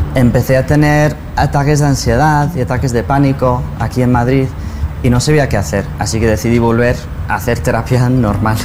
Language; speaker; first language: Spanish; non-native, fluent; English